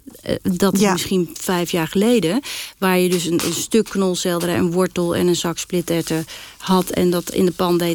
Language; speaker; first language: Dutch; native; Dutch